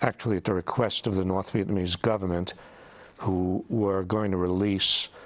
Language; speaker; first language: English; native; English